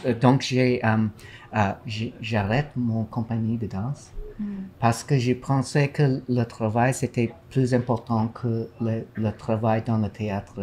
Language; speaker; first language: French; non-native, learner; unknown